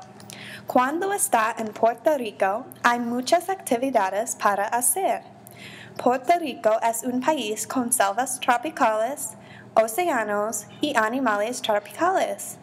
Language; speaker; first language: Spanish; non-native, learner; English